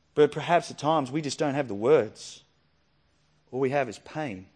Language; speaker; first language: English; native; English